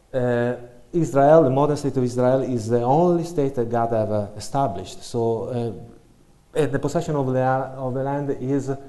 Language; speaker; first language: English; non-native, fluent; Italian